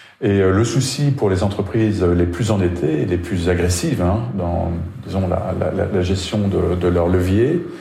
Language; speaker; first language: French; native; French